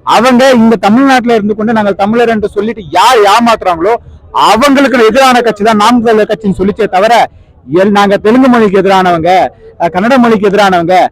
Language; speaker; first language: Tamil; non-native, local second language; Telugu